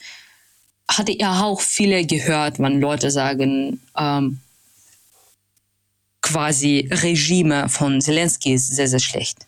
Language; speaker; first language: German; non-native, fluent; Russian